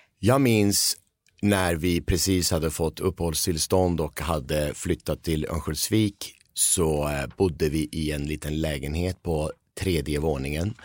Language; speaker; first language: Swedish; early bilingual, other home language; Persian